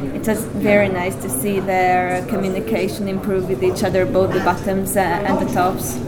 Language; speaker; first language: English; non-native, fluent; Hungarian